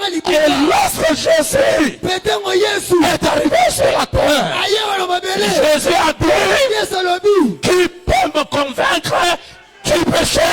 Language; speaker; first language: French; non-native, local second language; Lingala